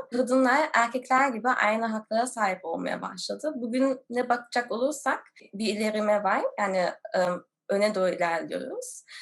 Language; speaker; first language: Turkish; early bilingual, heritage; Turkish